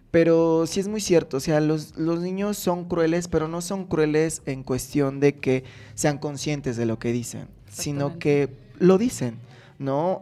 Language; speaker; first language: Spanish; native; Spanish